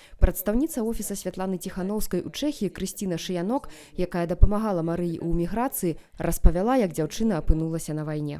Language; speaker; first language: Belarusian; native; Belarusian